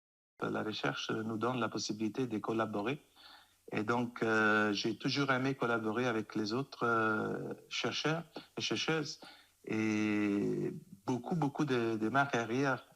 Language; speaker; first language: French; non-native, fluent; Italian